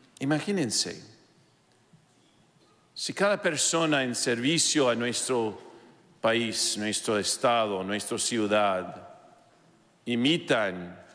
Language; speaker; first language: Spanish; non-native, fluent; English